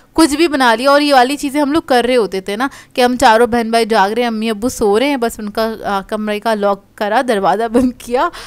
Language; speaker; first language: Hindi; native; Hindi